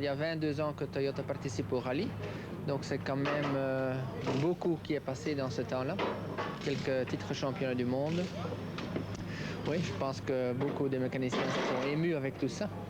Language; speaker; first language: French; non-native, local second language; Dutch